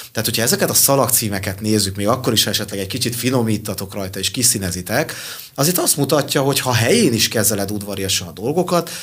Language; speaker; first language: Hungarian; native; Hungarian